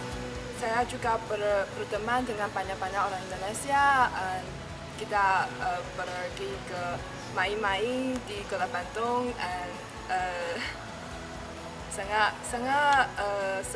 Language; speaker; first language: Indonesian; non-native, learner; Chinese